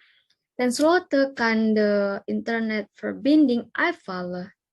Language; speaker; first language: Dutch; non-native, learner; Indonesian